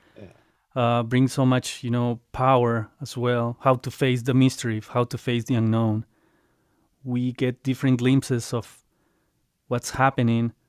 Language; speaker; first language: English; non-native, fluent; Spanish